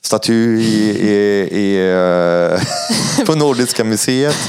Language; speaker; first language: Swedish; non-native, fluent; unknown